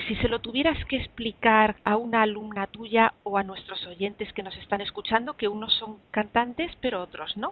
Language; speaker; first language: Spanish; native; Spanish